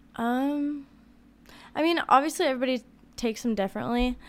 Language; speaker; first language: English; native; English